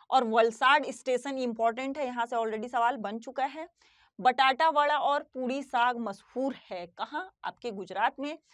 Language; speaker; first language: Hindi; native; Hindi